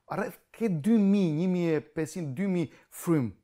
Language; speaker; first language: Albanian; non-native, local second language; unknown